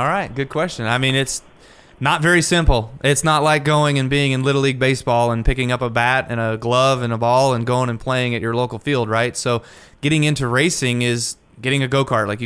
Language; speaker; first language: English; native; English